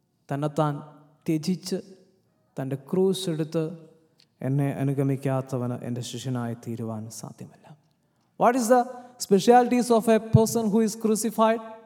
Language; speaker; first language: English; non-native, local second language; Malayalam